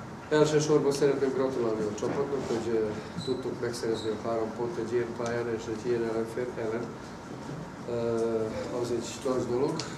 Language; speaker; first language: Hungarian; non-native, fluent; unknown